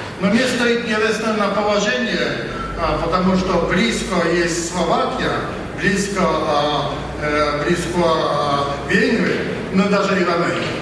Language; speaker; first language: Russian; non-native, learner; Polish